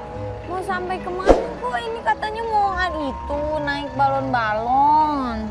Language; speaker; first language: Indonesian; native; Indonesian